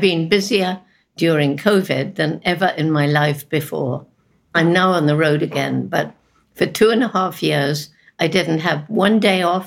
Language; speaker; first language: English; native; English